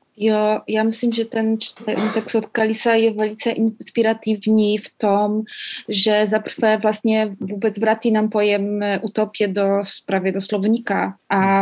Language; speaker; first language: Czech; non-native, learner; Polish